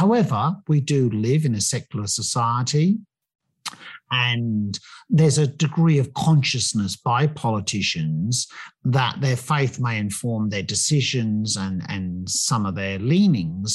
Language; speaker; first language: English; native; English